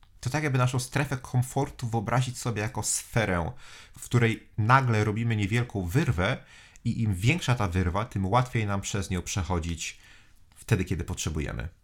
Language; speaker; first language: Polish; native; Polish